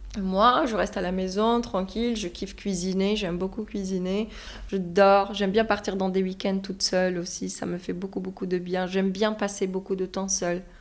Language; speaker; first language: French; non-native, local second language; Arabic